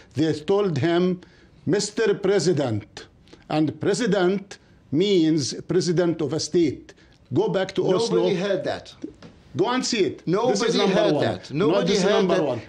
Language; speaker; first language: English; non-native, fluent; Arabic